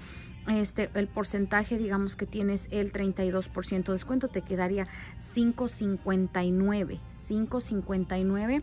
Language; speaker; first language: Spanish; native; Spanish